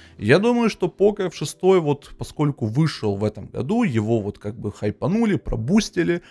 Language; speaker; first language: Russian; native; Russian